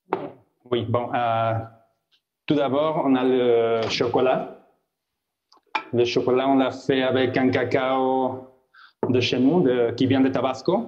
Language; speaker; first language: French; non-native, fluent; Spanish